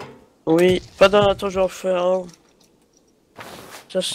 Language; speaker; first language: French; native; French